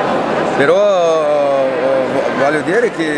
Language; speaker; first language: Italian; non-native, fluent; Portuguese